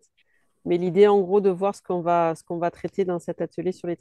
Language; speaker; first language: French; native; French